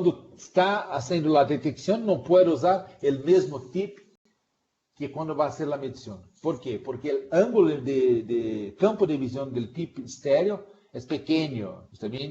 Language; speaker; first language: Spanish; non-native, fluent; Portuguese